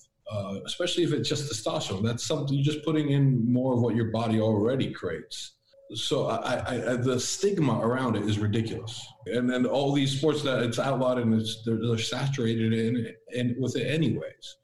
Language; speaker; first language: English; early bilingual, other home language; Latvian